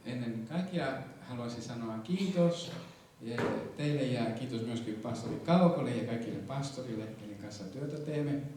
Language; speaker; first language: Finnish; non-native, fluent; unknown